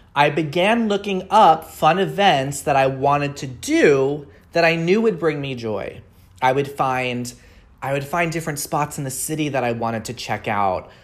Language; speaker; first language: English; native; English